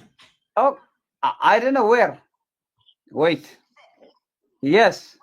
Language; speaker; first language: English; non-native, learner; Tigrinya